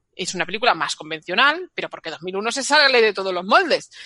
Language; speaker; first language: Spanish; native; Spanish